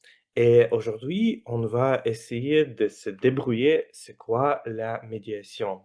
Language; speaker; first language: French; non-native, fluent; Russian